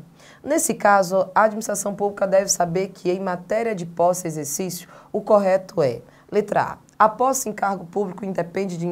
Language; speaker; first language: Portuguese; native; Portuguese